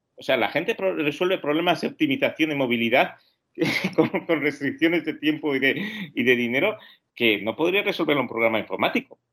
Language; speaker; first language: Spanish; native; Spanish